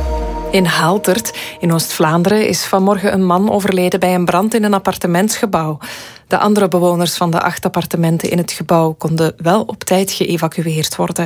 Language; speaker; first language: Dutch; native; Dutch